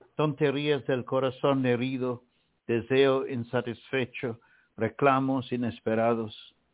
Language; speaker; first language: Spanish; non-native, fluent; English